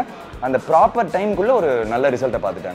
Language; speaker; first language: Tamil; native; Tamil